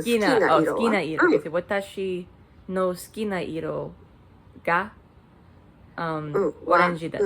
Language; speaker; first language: Japanese; non-native, learner; English